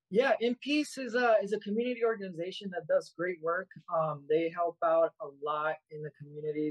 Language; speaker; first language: English; native; English